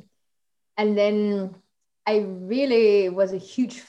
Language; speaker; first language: English; non-native, fluent; German